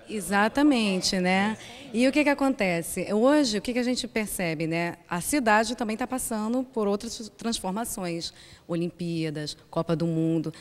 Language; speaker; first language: Portuguese; native; Portuguese